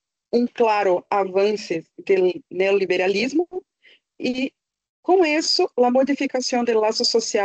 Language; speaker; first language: Spanish; non-native, fluent; Portuguese